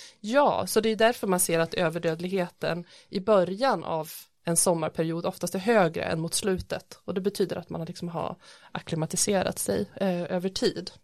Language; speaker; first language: Swedish; native; Swedish